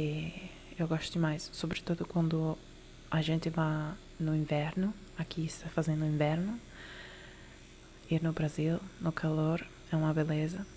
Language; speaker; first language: Portuguese; non-native, learner; Italian